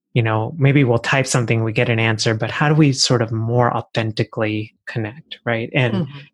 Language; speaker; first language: English; native; English